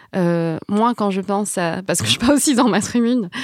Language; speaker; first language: French; non-native, fluent; English